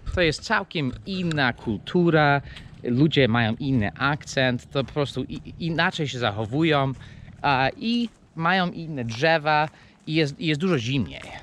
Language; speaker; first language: Polish; non-native, fluent; English